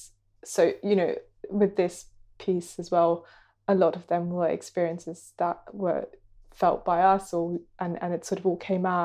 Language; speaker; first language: English; non-native, local second language; Hindi